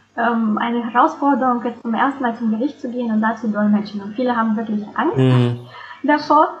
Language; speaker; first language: German; non-native, fluent; Russian